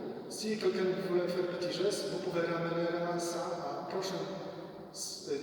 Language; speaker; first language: French; non-native, learner; Polish